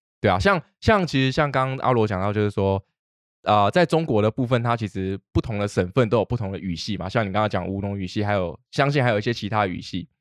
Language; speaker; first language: Chinese; native; Chinese